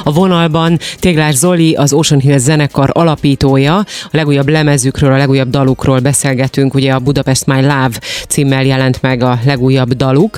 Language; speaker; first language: Hungarian; native; Hungarian